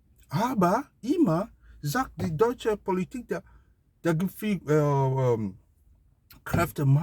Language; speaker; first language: German; non-native, learner; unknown